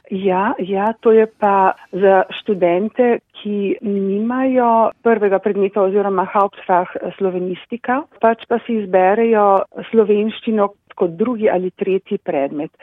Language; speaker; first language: Slovenian; native; Slovenian